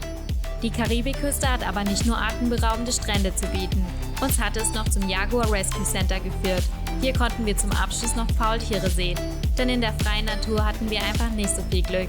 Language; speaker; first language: German; native; German